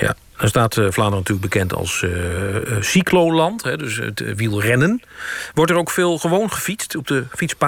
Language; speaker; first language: Dutch; native; Dutch